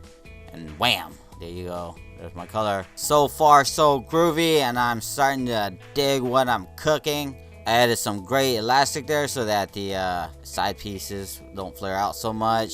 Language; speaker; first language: English; native; English